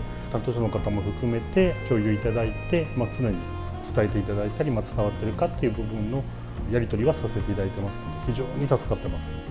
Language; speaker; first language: Japanese; native; Japanese